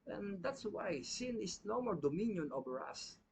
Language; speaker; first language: English; non-native, local second language; Filipino